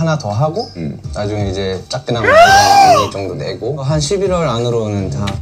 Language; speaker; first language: Korean; native; Korean